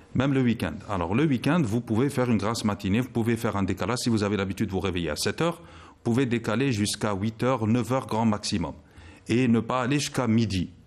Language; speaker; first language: French; non-native, local second language; Arabic